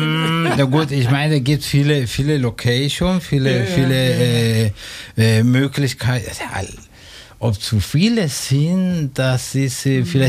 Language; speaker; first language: German; non-native, fluent; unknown